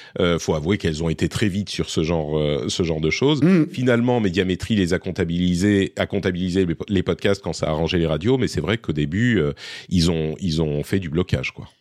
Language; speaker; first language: French; native; French